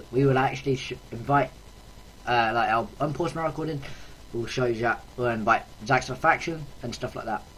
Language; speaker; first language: English; native; English